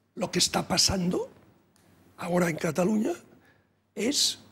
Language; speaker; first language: Spanish; native; Spanish